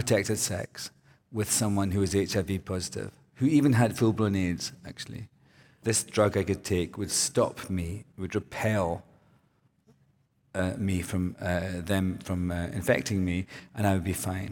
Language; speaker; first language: English; native; English